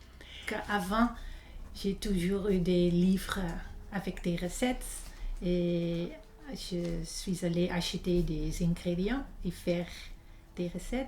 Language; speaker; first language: French; non-native, fluent; Dutch